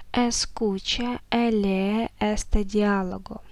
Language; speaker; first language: Spanish; non-native, fluent; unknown